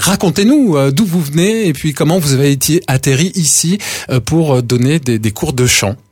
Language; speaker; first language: French; native; French